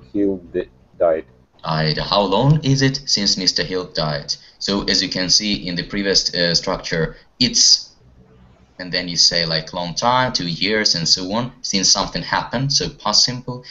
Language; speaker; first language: English; non-native, fluent; Russian